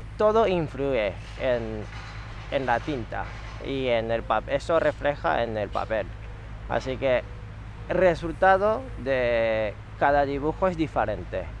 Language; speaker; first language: Spanish; non-native, fluent; Japanese